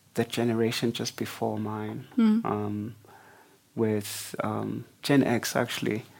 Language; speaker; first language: English; non-native, local second language; Xhosa